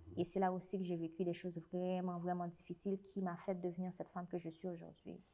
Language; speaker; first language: French; non-native, local second language; Haitian Creole